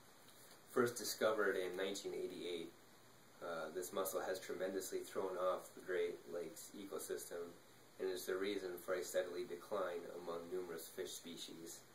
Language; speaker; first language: English; native; English